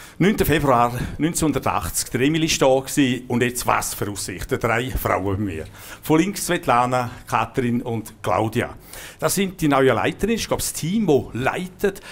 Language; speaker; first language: German; native; German